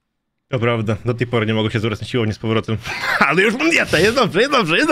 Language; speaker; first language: Polish; native; Polish